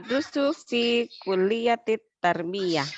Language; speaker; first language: Arabic; non-native, learner; Indonesian